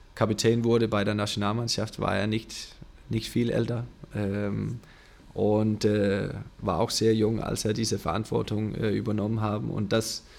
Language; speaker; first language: German; non-native, fluent; Danish